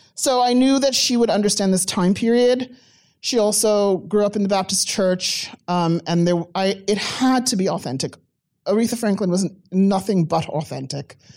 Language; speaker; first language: English; native; English